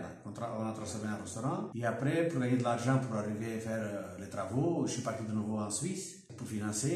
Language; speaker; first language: French; non-native, fluent; Portuguese